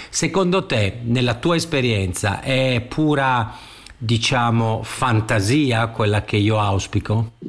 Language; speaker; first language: Italian; native; Italian